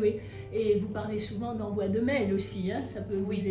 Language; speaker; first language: French; native; French